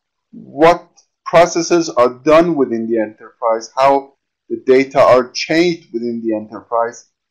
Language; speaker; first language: English; non-native, fluent; Persian